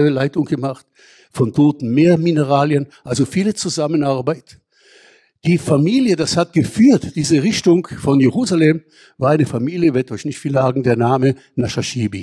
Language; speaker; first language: German; non-native, fluent; Hebrew